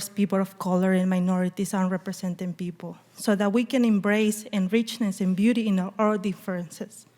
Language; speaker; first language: English; early bilingual, other home language; Spanish